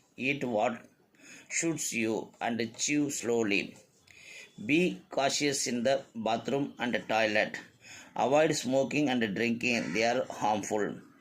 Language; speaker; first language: English; non-native, local second language; Tamil